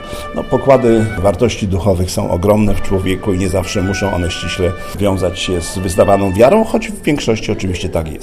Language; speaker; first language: Polish; native; Polish